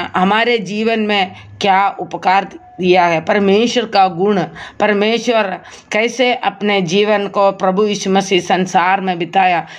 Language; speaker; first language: Hindi; non-native, local second language; Malayalam